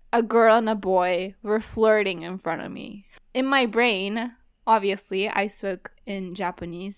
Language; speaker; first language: English; early bilingual, other home language; Japanese